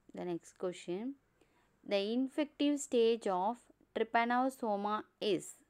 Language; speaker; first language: English; non-native, local second language; Tamil